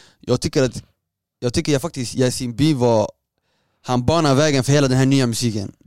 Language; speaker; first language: Swedish; early bilingual, other home language; Somali